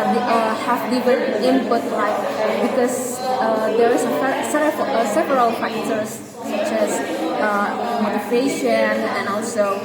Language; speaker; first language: English; non-native, learner; Indonesian